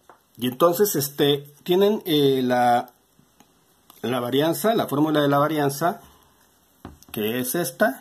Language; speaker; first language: Spanish; native; Spanish